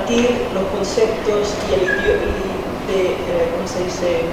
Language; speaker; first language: Spanish; early bilingual, heritage; Spanish